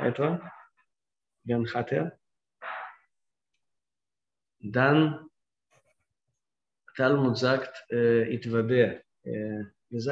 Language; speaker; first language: German; non-native, fluent; Russian